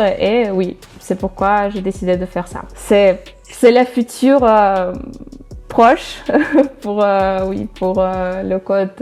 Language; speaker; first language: French; non-native, fluent; Russian